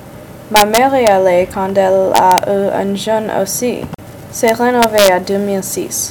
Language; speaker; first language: French; non-native, learner; English